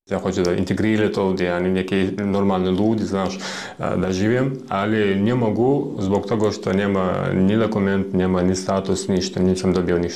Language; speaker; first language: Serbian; non-native, learner; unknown